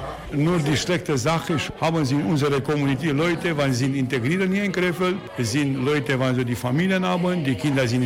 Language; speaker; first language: German; non-native, learner; Romanian